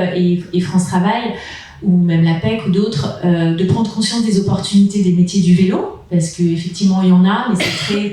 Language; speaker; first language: French; native; French